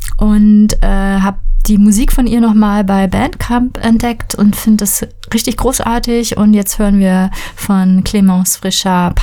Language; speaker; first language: German; native; German